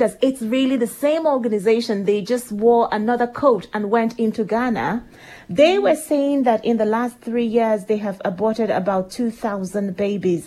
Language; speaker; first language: English; non-native, local second language; Igbo